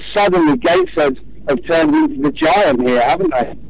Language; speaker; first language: English; native; English